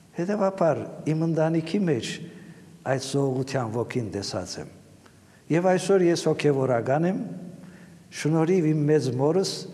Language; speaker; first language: Armenian; native; Armenian